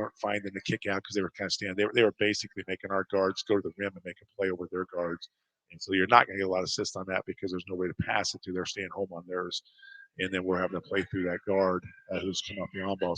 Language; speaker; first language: English; native; English